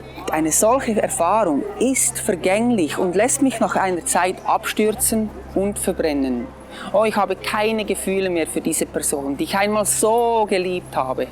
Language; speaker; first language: German; non-native, fluent; English